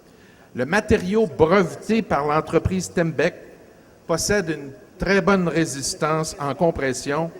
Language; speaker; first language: French; native; French